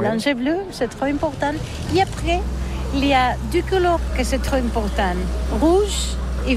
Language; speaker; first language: French; non-native, learner; Catalan